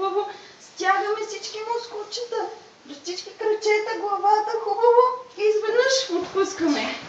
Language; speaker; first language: Bulgarian; native; Bulgarian